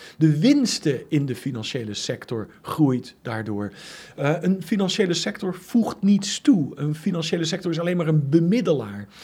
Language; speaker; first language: Dutch; native; Dutch